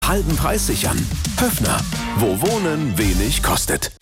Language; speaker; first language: German; native; German